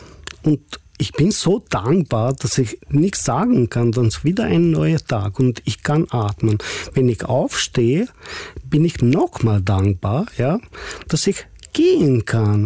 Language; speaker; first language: German; non-native, fluent; Hungarian